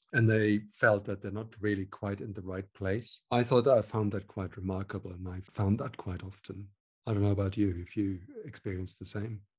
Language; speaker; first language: English; non-native, fluent; German